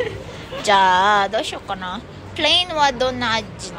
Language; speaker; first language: Japanese; early bilingual, other home language; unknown